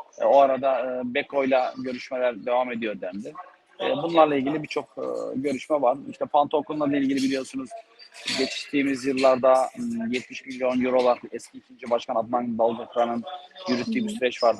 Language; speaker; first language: Turkish; native; Turkish